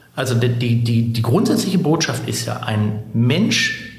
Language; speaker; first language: German; native; German